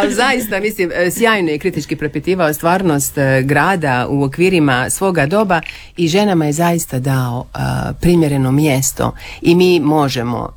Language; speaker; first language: Serbian; native; Serbian